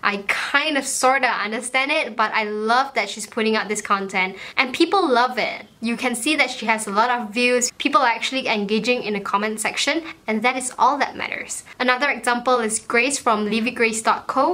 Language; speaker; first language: English; native; English